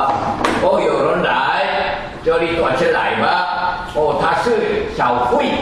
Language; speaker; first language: Chinese; non-native, learner; Korean